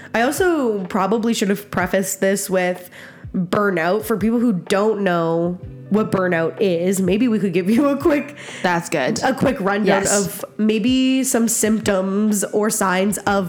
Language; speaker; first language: English; native; English